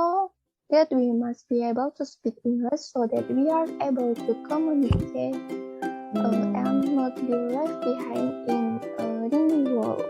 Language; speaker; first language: English; non-native, learner; Indonesian